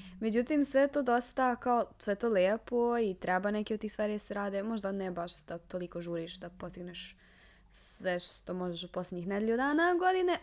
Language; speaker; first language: Serbian; native; Serbian